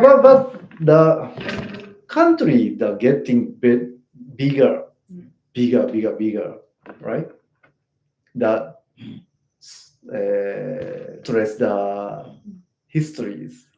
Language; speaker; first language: English; non-native, learner; Japanese